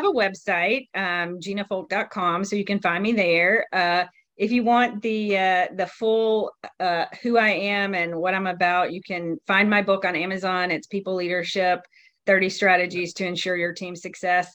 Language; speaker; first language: English; native; English